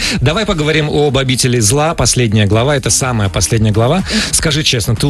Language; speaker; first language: Russian; native; Russian